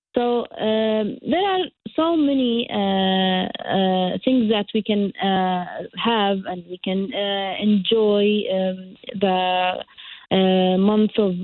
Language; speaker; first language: English; non-native, fluent; Arabic